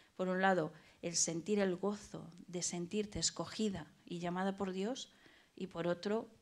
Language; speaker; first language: Spanish; native; Spanish